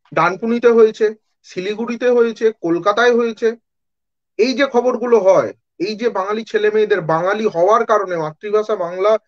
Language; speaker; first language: Bangla; native; Bangla